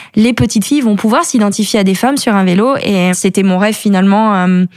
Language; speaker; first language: French; native; French